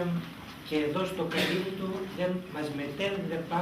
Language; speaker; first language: Greek; native; Greek